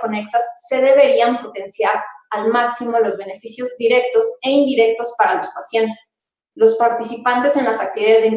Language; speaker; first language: Spanish; native; Spanish